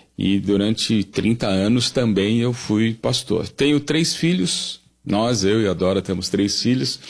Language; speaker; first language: Portuguese; native; Portuguese